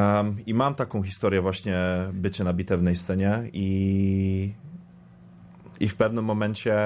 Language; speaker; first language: Polish; early bilingual, other home language; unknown